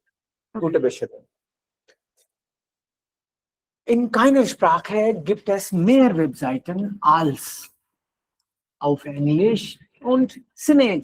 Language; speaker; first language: German; non-native, fluent; Hindi